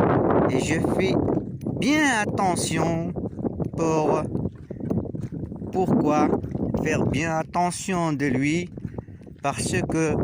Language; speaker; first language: French; non-native, learner; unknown